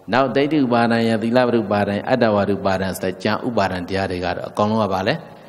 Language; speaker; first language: Burmese; native; Burmese